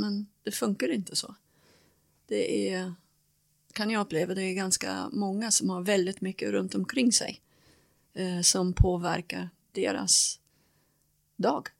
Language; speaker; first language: Swedish; non-native, fluent; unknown